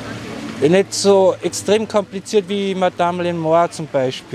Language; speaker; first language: German; native; German